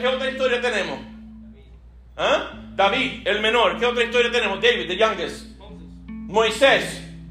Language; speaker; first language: Spanish; early bilingual, heritage; Spanish